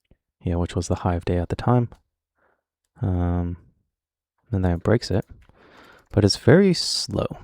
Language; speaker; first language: English; native; English